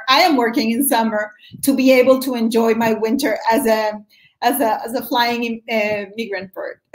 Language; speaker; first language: English; non-native, fluent; Spanish